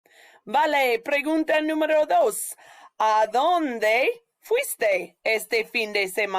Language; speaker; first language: Spanish; non-native, fluent; English